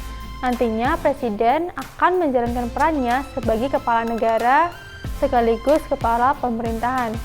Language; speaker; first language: Indonesian; native; Indonesian